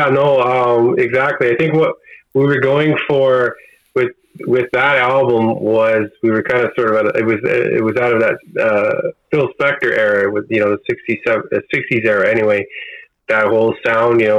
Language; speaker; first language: English; native; English